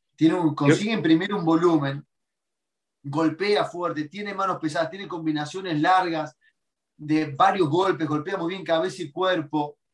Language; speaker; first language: Spanish; native; Spanish